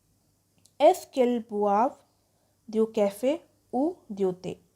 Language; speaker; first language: French; non-native, fluent; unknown